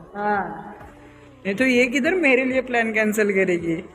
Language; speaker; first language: Hindi; non-native, local second language; Marathi